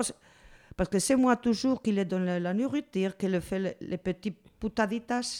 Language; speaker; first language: French; non-native, learner; Spanish